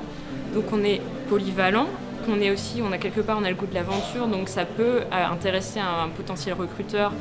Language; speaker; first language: French; native; French